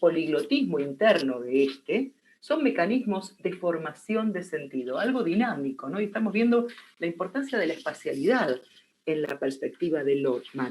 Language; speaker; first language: Spanish; native; Spanish